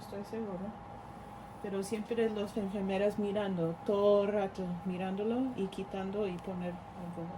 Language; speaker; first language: Spanish; early bilingual, heritage; Spanish